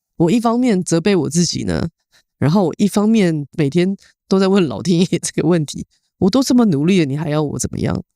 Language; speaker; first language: Chinese; native; Chinese